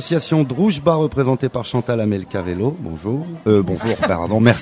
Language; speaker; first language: French; native; French